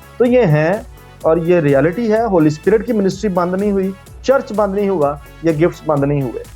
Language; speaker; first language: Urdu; non-native, local second language; Punjabi